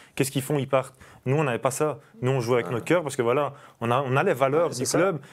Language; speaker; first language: French; native; French